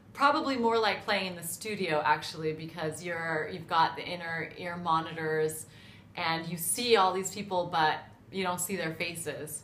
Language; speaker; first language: English; native; English